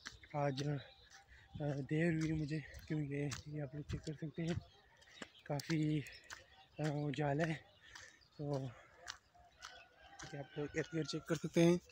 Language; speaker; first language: Hindi; non-native, local second language; Pashto